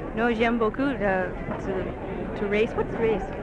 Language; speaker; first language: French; non-native, learner; English